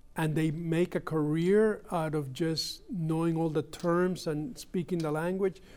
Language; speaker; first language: English; early bilingual, other home language; Spanish